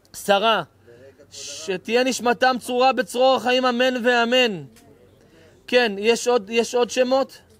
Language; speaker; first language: Hebrew; native; Hebrew